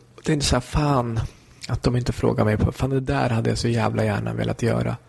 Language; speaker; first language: Swedish; early bilingual, other home language; Kurdish